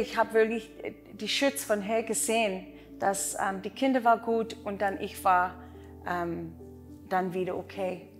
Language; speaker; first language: German; non-native, learner; Afrikaans